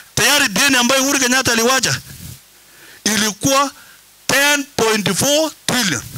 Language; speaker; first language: Swahili; non-native, local second language; Kalenjin